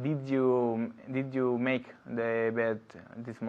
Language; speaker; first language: English; non-native, learner; Spanish